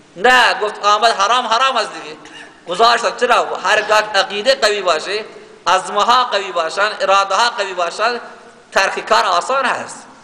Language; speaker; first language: Persian; non-native, local second language; Baluchi